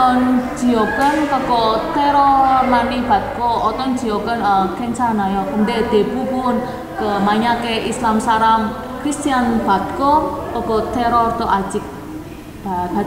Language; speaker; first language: Korean; non-native, learner; Indonesian